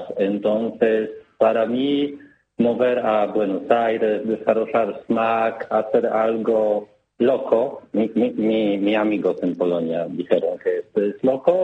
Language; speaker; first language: Spanish; non-native, learner; Polish